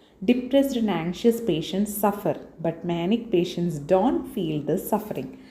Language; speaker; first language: English; non-native, local second language; Malayalam